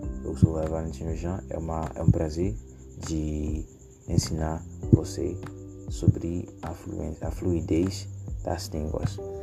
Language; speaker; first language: Spanish; non-native, learner; Haitian Creole